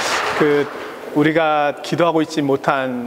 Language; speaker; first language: Korean; native; Korean